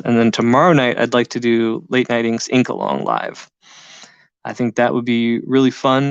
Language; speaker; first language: English; native; English